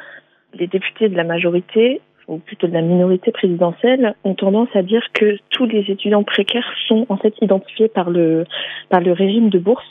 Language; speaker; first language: French; native; French